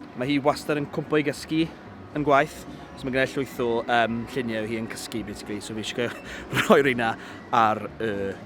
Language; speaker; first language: Welsh; native; Welsh